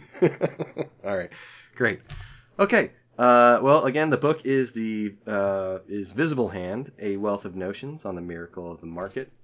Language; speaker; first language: English; native; English